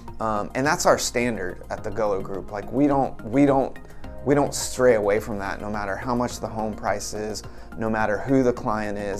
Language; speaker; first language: English; native; English